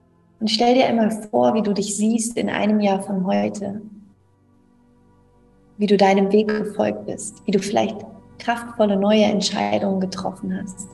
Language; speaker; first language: German; native; German